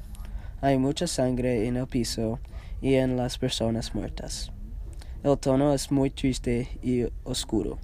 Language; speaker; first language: Spanish; non-native, learner; English